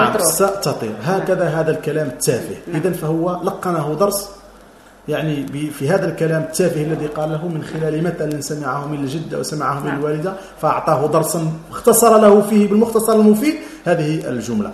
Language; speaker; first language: Arabic; native; Arabic